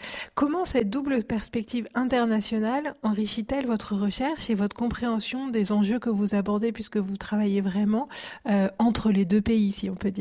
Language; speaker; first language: French; native; French